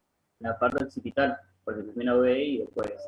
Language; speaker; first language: Spanish; native; Spanish